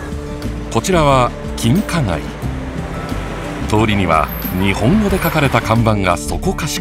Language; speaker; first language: Japanese; native; Japanese